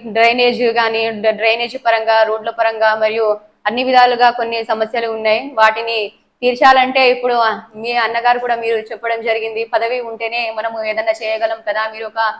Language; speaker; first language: Telugu; non-native, local second language; Lambadi